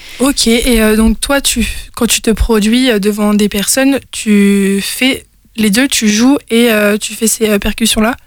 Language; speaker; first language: French; native; French